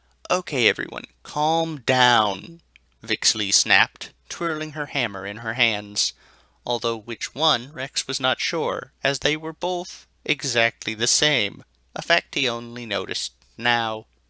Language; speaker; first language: English; native; English